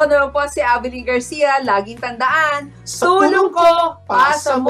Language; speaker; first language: Filipino; native; Filipino